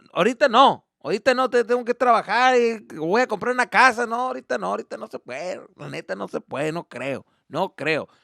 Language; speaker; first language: Spanish; early bilingual, heritage; Spanish